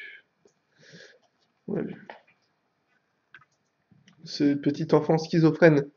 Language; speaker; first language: French; native; French